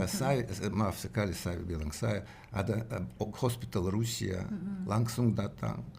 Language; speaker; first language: Indonesian; non-native, learner; Russian